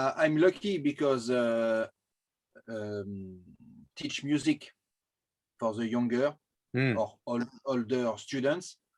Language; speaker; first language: English; non-native, learner; French